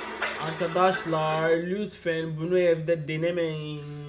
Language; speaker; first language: Turkish; non-native, learner; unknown